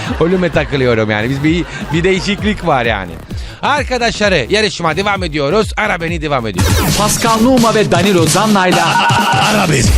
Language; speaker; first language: Turkish; non-native, learner; Italian